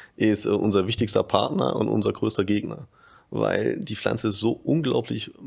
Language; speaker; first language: German; native; German